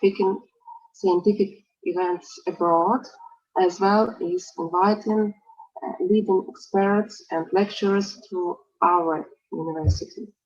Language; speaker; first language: English; non-native, fluent; Ukrainian